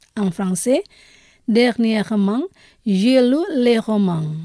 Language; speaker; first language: French; non-native, learner; Indonesian